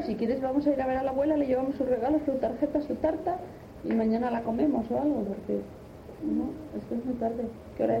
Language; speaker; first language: Spanish; native; Spanish